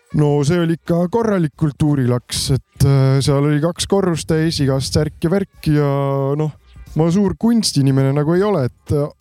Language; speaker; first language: Estonian; non-native, fluent; German